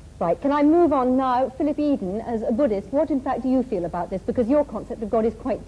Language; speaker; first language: English; native; English